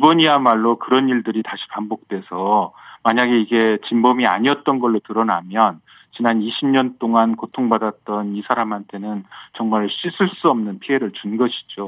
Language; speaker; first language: Korean; native; Korean